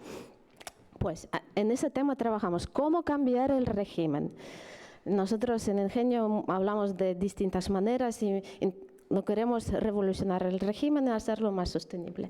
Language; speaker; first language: Spanish; non-native, fluent; Ukrainian